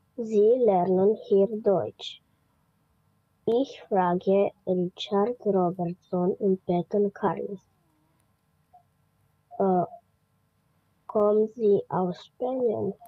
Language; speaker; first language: German; non-native, learner; Romanian